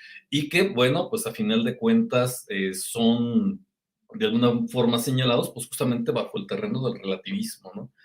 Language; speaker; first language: Spanish; native; Spanish